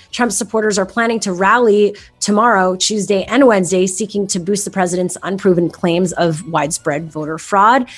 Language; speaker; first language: English; native; English